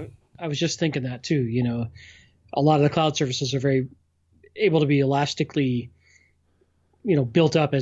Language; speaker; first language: English; native; English